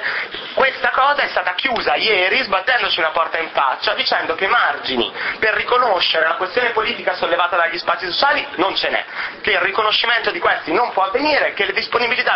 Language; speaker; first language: Italian; native; Italian